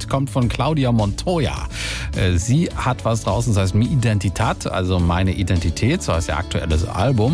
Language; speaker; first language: German; native; German